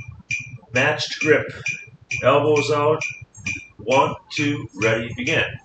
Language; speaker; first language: English; native; English